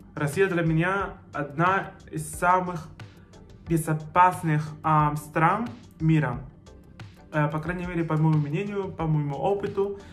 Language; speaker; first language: Russian; non-native, fluent; Spanish